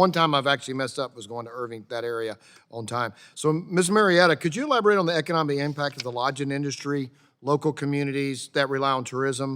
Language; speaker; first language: English; native; English